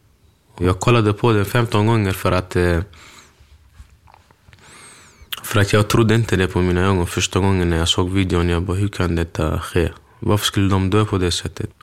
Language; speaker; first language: Swedish; early bilingual, other home language; Kurdish